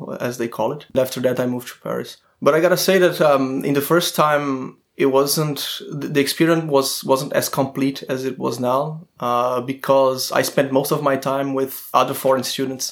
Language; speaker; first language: English; non-native, fluent; Portuguese